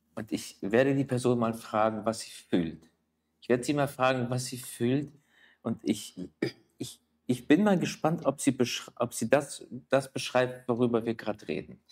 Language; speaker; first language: German; native; German